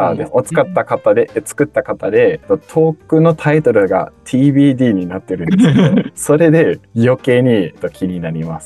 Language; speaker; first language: Japanese; native; Japanese